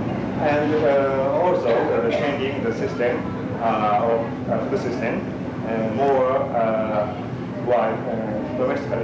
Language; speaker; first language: English; non-native, learner; Japanese